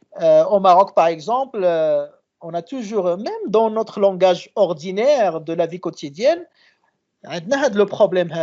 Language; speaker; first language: French; non-native, local second language; Arabic